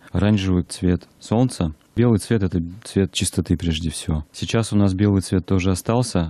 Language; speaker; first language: Russian; native; Russian